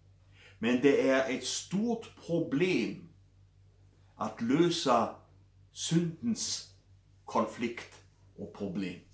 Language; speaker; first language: Swedish; non-native, fluent; German